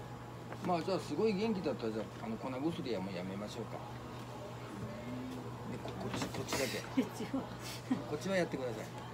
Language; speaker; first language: Japanese; native; Japanese